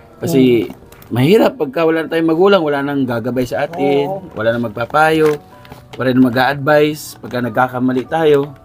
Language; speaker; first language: Filipino; native; Filipino